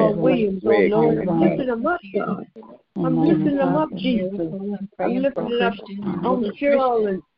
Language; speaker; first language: English; native; English